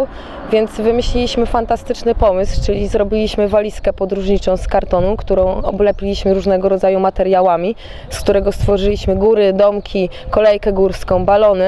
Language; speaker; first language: Polish; native; Polish